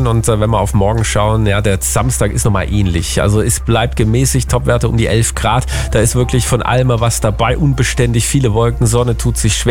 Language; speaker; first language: German; native; German